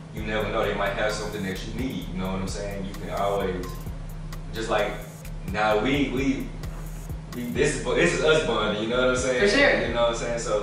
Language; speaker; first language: English; native; English